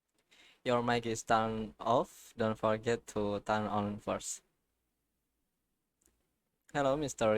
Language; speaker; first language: English; non-native, learner; Indonesian